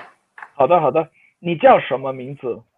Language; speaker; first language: Chinese; non-native, fluent; Swedish